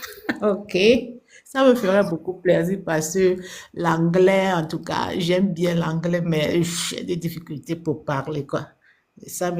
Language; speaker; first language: French; non-native, local second language; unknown